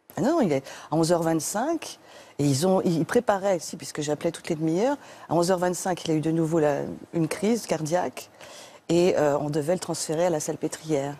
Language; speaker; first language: French; native; French